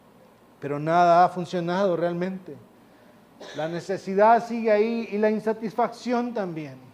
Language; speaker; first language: Spanish; native; Spanish